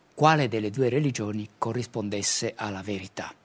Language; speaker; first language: Italian; non-native, fluent; Arabic